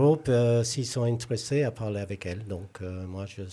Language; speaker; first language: French; non-native, learner; English